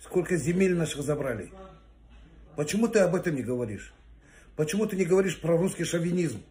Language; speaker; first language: Russian; non-native, local second language; Kazakh